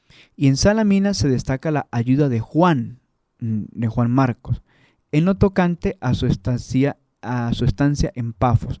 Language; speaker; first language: Spanish; native; Spanish